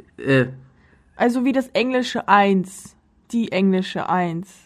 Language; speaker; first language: German; early bilingual, other home language; Russian